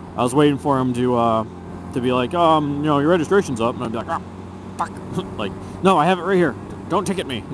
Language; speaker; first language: English; native; English